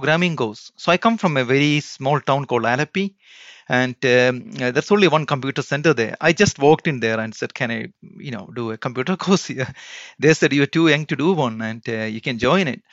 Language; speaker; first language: English; non-native, local second language; Malayalam